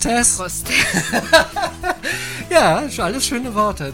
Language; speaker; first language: German; native; German